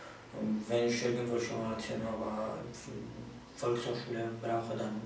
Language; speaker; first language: German; non-native, fluent; Kurdish